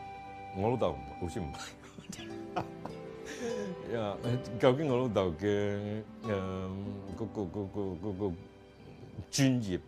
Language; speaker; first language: Chinese; native; Chinese